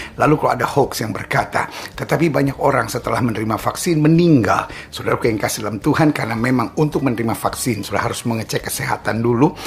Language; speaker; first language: Indonesian; native; Indonesian